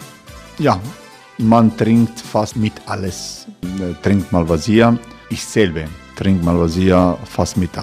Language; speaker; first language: German; non-native, fluent; Croatian